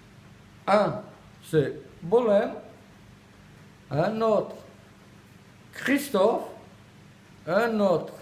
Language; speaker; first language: French; non-native, learner; Portuguese